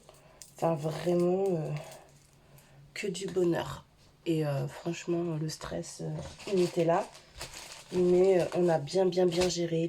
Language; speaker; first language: French; native; French